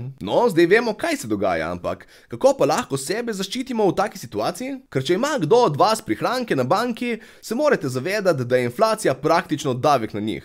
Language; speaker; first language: Slovenian; native; Slovenian